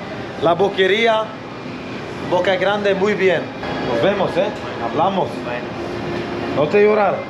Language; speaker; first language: Spanish; non-native, learner; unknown